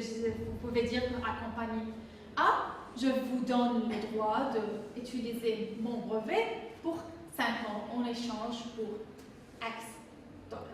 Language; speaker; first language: French; non-native, fluent; English